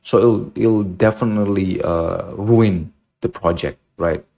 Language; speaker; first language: English; non-native, fluent; Indonesian